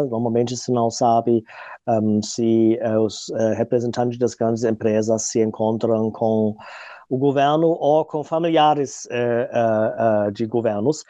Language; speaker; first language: Portuguese; non-native, fluent; German